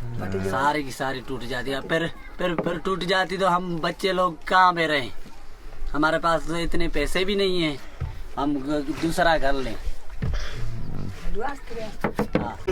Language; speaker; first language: Hindi; non-native, local second language; Sindhi